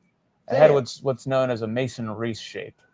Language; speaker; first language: English; native; English